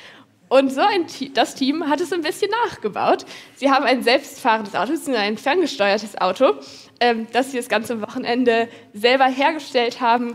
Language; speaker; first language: German; native; German